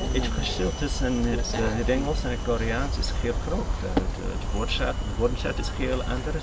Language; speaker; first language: Dutch; non-native, learner; English